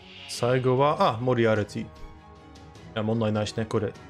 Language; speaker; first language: Japanese; non-native, learner; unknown